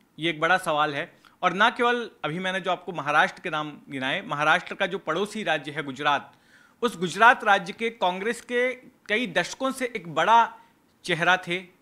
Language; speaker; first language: Hindi; native; Hindi